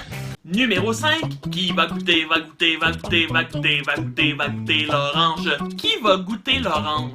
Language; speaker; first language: French; native; French